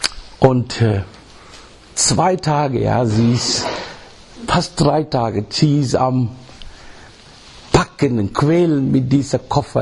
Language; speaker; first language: German; non-native, learner; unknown